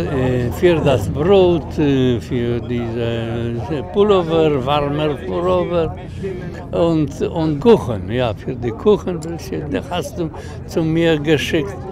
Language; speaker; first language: German; non-native, learner; Polish